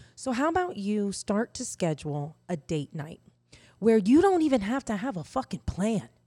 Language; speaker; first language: English; native; English